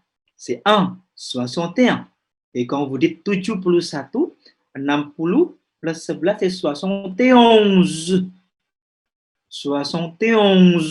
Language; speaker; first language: French; non-native, fluent; Indonesian